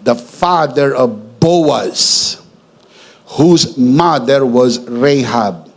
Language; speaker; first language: English; non-native, local second language; Filipino